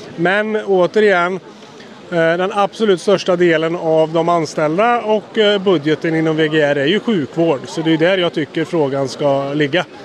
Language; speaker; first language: Swedish; native; Swedish